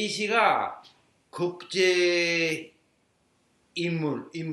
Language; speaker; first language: Korean; non-native, learner; English